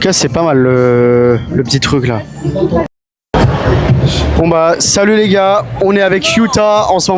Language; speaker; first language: French; native; French